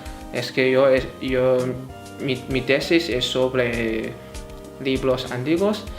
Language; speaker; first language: Spanish; non-native, fluent; Chinese